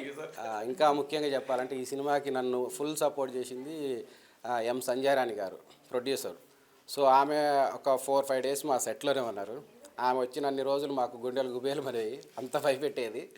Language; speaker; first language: Telugu; native; Telugu